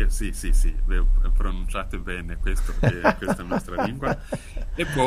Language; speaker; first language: Italian; non-native, fluent; Kinyarwanda